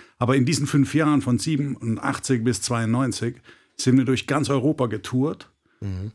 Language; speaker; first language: German; native; German